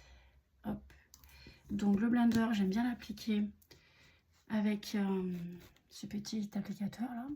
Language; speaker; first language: French; native; French